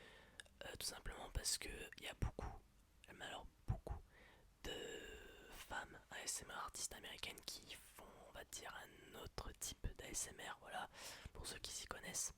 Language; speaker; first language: French; native; French